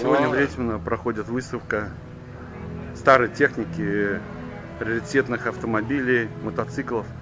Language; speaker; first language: Russian; native; Russian